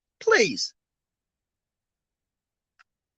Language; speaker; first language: English; native; English